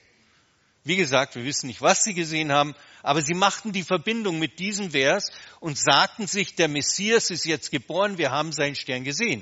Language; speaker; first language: German; native; German